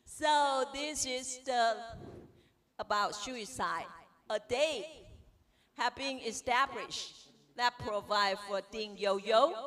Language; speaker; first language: English; non-native, learner; Chinese